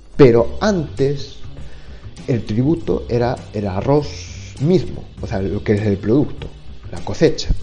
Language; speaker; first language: Spanish; non-native, fluent; Japanese